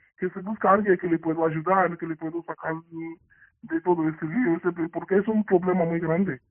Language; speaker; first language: Spanish; non-native, learner; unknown